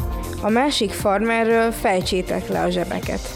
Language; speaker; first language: Hungarian; native; Hungarian